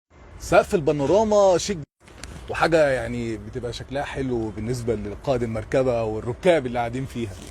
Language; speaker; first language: Arabic; native; Arabic